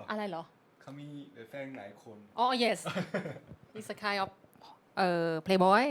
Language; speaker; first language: English; non-native, learner; Thai